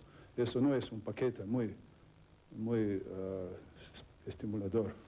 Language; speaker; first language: Spanish; non-native, fluent; Slovenian